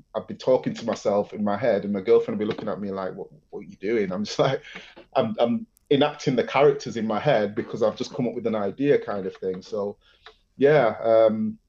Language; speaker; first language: English; native; English